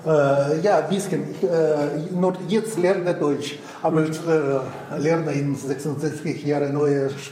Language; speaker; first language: German; non-native, learner; Russian